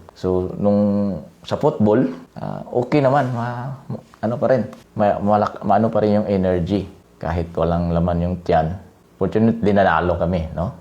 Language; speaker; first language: Filipino; non-native, local second language; Cebuano